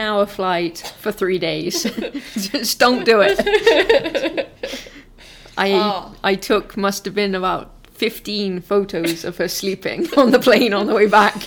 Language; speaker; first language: English; native; English